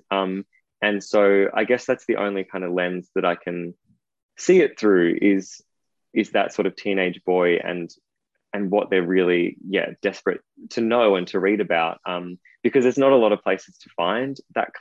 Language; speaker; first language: English; native; English